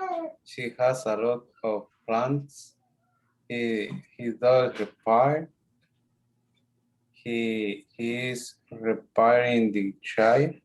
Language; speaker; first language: English; non-native, learner; Spanish